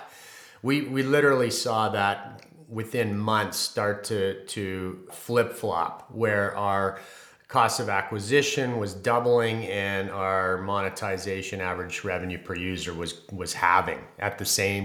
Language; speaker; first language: English; native; English